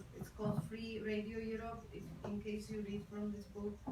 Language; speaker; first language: English; non-native, fluent; Czech